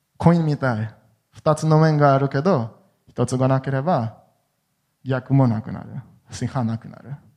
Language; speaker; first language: Japanese; non-native, fluent; Hebrew